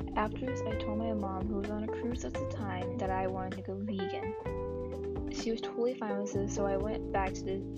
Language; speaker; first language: English; native; English